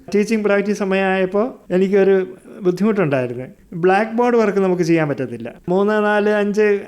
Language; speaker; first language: Malayalam; native; Malayalam